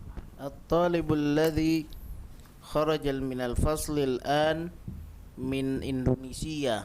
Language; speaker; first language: Arabic; non-native, learner; Indonesian